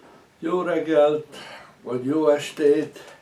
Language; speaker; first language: Hungarian; early bilingual, heritage; Hungarian